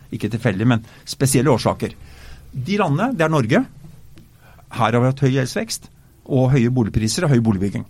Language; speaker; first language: Norwegian; native; Norwegian